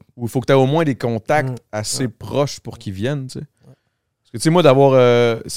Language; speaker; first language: French; native; French